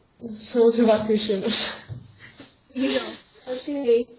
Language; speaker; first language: Finnish; non-native, fluent; Russian